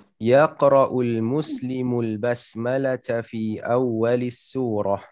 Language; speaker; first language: Arabic; non-native, fluent; Malay